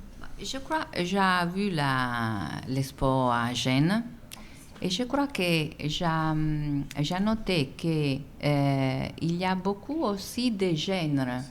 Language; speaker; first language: French; non-native, fluent; Italian